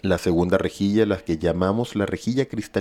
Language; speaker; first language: Spanish; native; Spanish